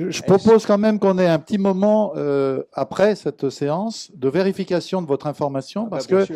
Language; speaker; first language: French; native; French